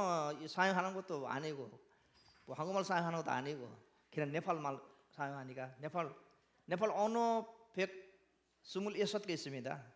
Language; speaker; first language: Korean; non-native, learner; Nepali